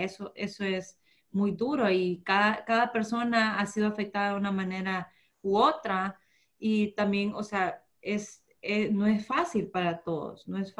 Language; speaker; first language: Spanish; early bilingual, heritage; Spanish